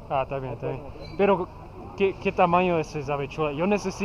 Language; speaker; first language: Spanish; non-native, learner; English